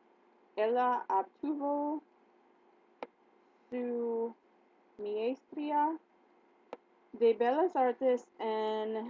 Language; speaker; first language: Spanish; non-native, learner; English